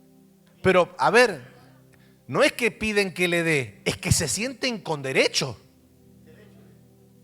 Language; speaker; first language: Spanish; native; Spanish